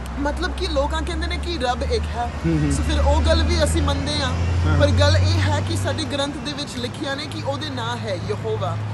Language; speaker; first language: Punjabi; non-native, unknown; English